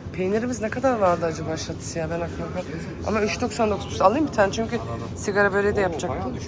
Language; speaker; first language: Turkish; early bilingual, heritage; Turkish